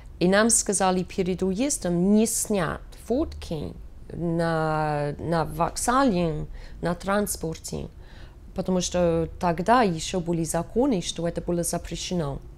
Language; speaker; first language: Russian; non-native, fluent; English